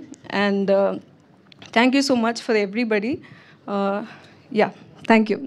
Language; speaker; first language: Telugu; non-native, local second language; Tamil